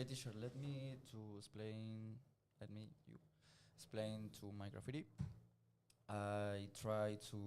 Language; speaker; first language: English; non-native, learner; Spanish